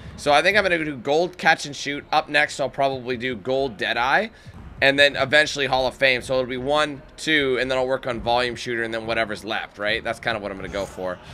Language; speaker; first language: English; native; English